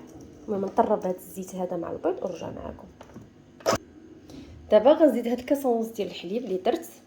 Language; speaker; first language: Arabic; native; Arabic